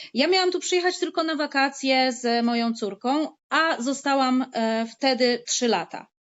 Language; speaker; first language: Polish; native; Polish